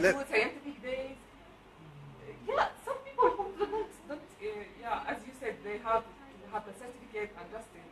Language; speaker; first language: English; non-native, learner; Arabic